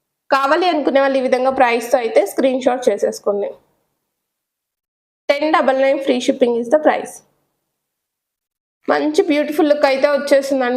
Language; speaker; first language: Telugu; native; Telugu